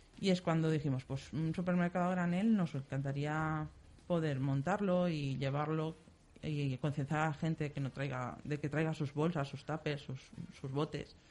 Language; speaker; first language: Spanish; native; Spanish